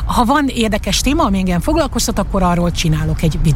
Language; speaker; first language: Hungarian; native; Hungarian